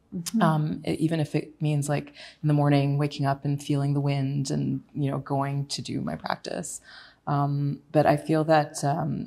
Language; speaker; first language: English; native; English